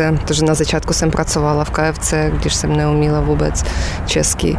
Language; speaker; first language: Czech; non-native, fluent; Ukrainian